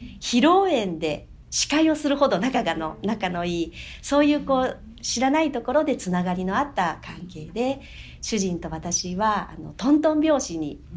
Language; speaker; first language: Japanese; native; Japanese